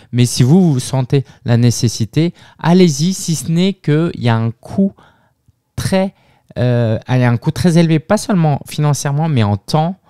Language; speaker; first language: French; native; French